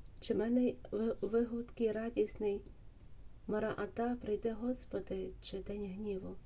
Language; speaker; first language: Ukrainian; native; Ukrainian